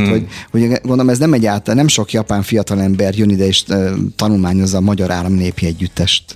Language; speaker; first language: Hungarian; native; Hungarian